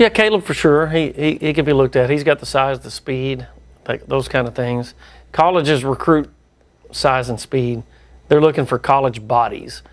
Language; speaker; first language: English; native; English